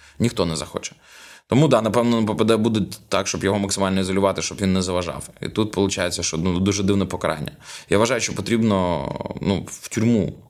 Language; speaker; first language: Ukrainian; non-native, local second language; Russian